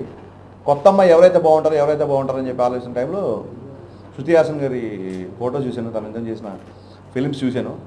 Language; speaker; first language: Telugu; native; Telugu